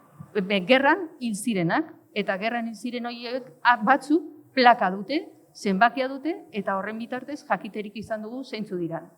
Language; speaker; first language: Basque; native; Basque